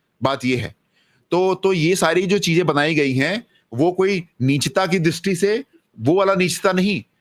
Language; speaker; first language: Hindi; native; Hindi